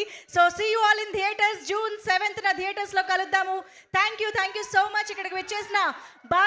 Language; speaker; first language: Telugu; native; Telugu